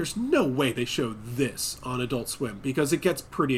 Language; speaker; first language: English; native; English